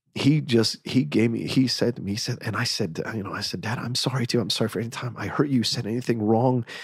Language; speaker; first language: English; native; English